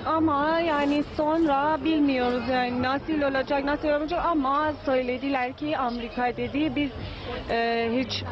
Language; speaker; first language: Turkish; non-native, learner; Persian